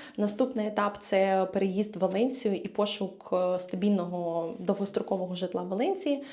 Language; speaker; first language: Ukrainian; native; Ukrainian